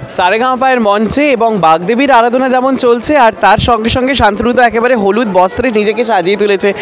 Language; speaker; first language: Bangla; native; Bangla